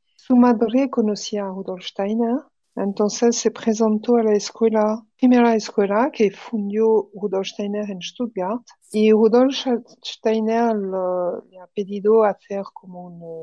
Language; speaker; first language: Spanish; non-native, fluent; French